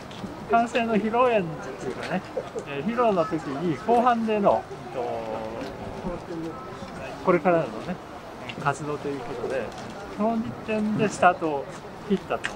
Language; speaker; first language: Japanese; native; Japanese